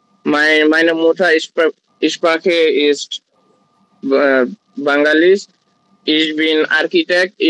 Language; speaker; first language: German; non-native, learner; Bangla